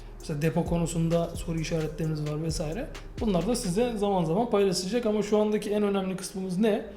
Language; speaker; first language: Turkish; native; Turkish